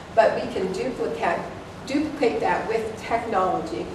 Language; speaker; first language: English; native; English